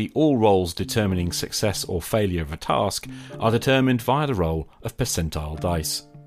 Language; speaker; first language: English; native; English